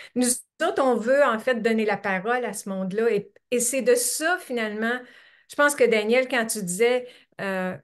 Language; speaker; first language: French; native; French